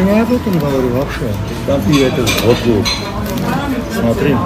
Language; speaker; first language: Russian; non-native, local second language; Armenian